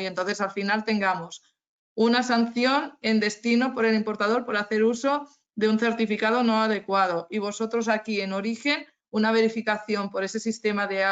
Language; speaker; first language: Spanish; native; Spanish